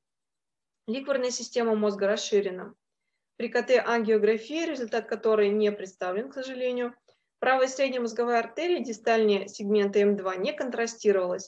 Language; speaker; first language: Russian; native; Russian